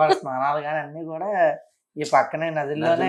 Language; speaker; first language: Telugu; native; Telugu